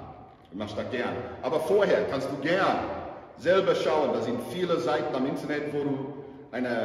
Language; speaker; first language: German; non-native, fluent; English